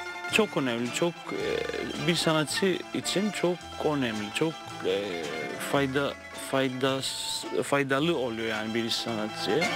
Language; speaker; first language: Turkish; non-native, fluent; Greek